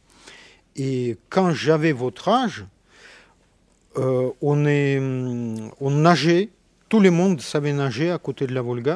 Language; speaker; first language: French; non-native, fluent; Russian